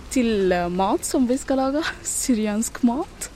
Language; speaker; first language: Swedish; non-native, fluent; Arabic